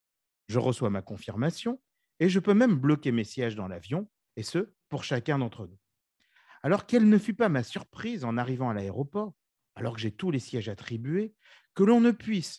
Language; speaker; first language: French; native; French